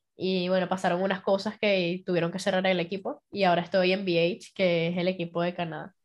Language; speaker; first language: Spanish; native; Spanish